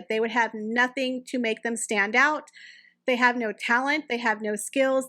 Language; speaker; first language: English; native; English